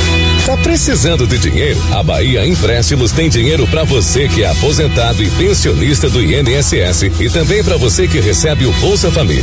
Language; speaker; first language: Portuguese; native; Portuguese